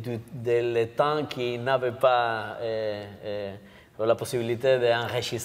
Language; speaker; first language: French; non-native, learner; Basque